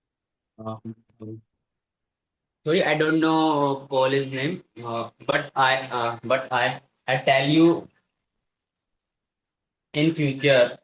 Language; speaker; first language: English; non-native, learner; Hindi